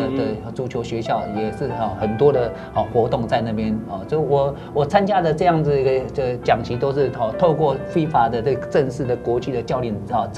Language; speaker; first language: Chinese; native; Chinese